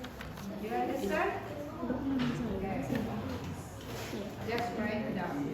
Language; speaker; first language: English; non-native, fluent; Indonesian